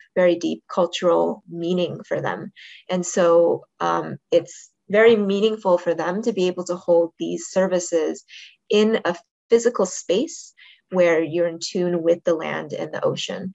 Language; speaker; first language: English; native; English